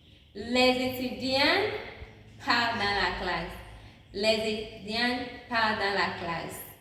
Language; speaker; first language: French; non-native, fluent; English